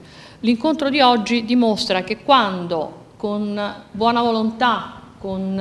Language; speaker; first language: Italian; native; Italian